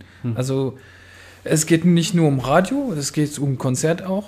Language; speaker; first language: German; non-native, fluent; French